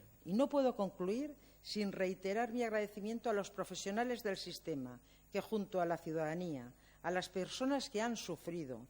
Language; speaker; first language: Spanish; native; Spanish